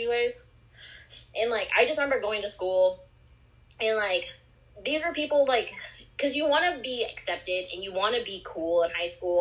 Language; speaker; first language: English; native; English